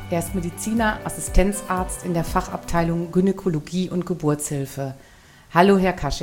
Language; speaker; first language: German; native; German